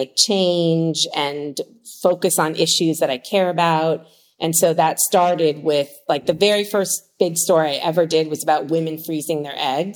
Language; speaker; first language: English; native; English